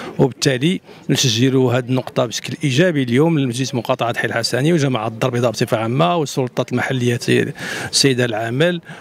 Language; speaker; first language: Arabic; native; Arabic